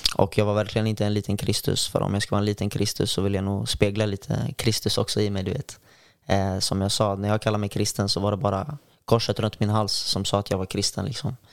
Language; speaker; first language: Swedish; native; Swedish